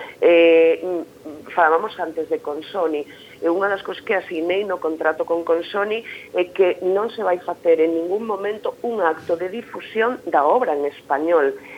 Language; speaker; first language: Galician; native; Galician